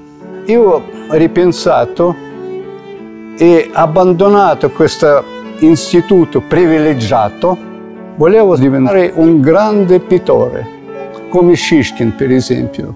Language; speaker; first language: Italian; non-native, fluent; Russian